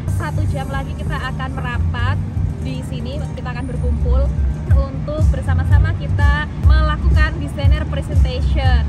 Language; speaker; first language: Indonesian; native; Indonesian